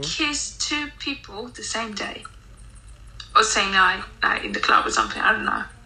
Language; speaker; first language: English; non-native, fluent; Spanish